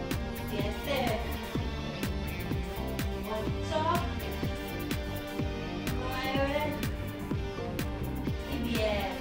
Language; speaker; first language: Spanish; native; Spanish